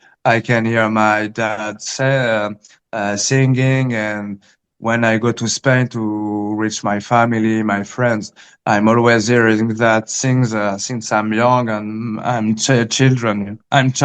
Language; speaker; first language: English; early bilingual, heritage; Spanish